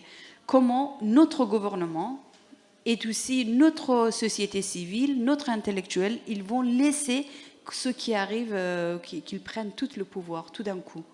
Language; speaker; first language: French; non-native, learner; Persian